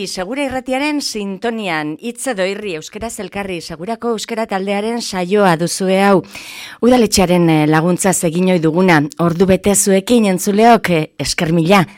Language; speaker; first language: Basque; native; Basque